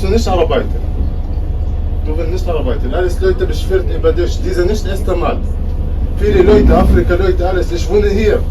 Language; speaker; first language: German; non-native, learner; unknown